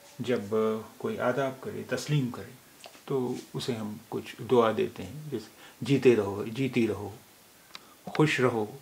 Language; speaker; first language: Hindi; native; Hindi